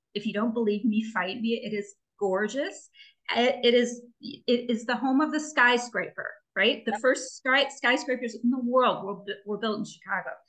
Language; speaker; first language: English; native; English